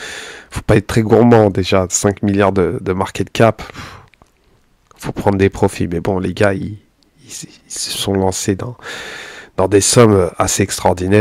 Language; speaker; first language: French; native; French